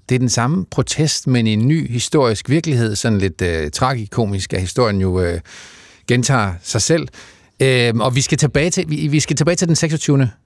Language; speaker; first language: Danish; native; Danish